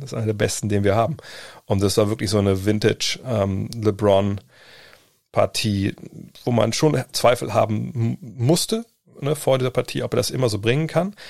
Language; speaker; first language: German; native; German